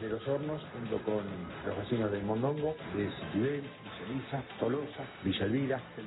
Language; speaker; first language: Spanish; native; Spanish